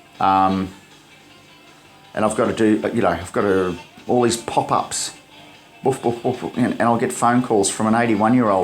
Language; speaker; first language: English; native; English